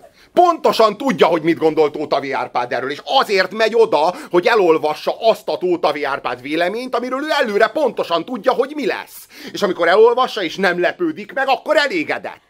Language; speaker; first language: Hungarian; native; Hungarian